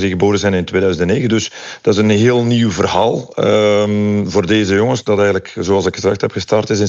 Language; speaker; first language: Dutch; native; Dutch